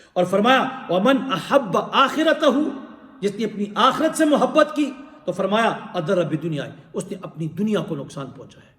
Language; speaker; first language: Urdu; non-native, local second language; Pashto